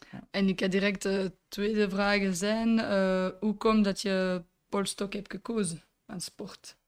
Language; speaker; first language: Dutch; non-native, local second language; French